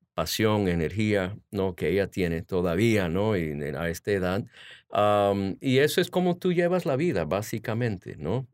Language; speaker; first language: Spanish; early bilingual, heritage; Spanish